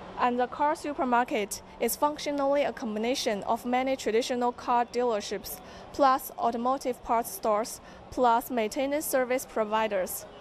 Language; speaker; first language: English; non-native, fluent; Chinese